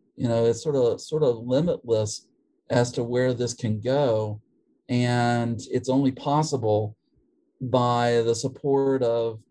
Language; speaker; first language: English; native; English